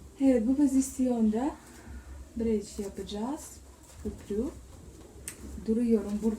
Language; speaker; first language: Turkish; non-native, learner; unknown